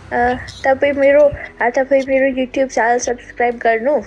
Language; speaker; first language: Nepali; non-native, learner; Hindi